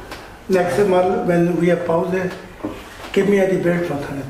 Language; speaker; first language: German; non-native, learner; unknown